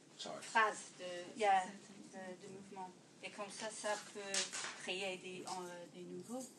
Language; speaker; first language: French; non-native, fluent; English